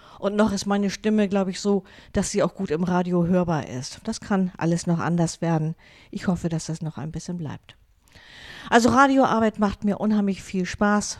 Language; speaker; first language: German; non-native, local second language; Low German